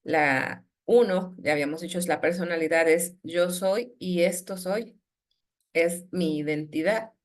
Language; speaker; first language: Spanish; native; Spanish